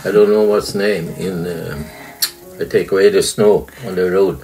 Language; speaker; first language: English; non-native, learner; Swedish